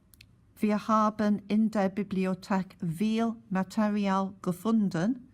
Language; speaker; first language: German; non-native, fluent; English